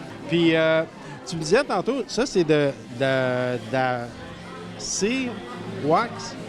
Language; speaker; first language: French; native; French